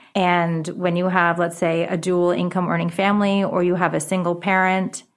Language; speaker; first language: English; early bilingual, other home language; Japanese